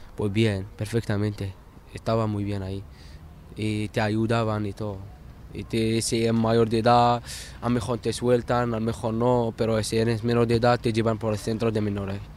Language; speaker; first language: Spanish; non-native, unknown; Arabic